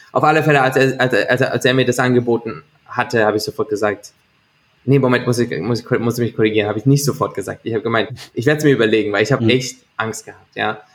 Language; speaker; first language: German; native; German